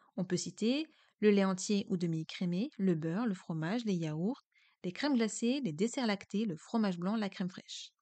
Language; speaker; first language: French; native; French